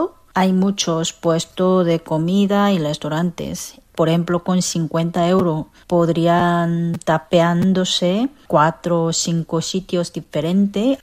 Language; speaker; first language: Spanish; non-native, learner; Korean